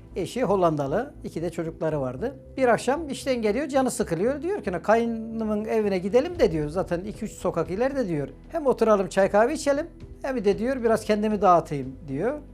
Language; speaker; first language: Turkish; native; Turkish